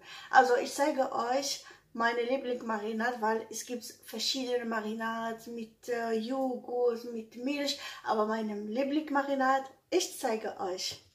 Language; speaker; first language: German; non-native, learner; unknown